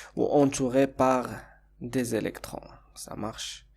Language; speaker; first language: French; non-native, local second language; Arabic